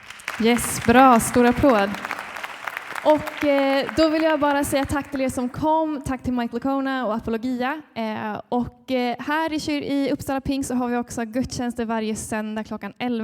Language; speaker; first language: Swedish; native; Swedish